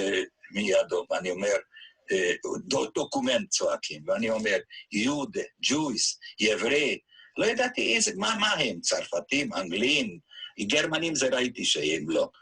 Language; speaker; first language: Hebrew; non-native, fluent; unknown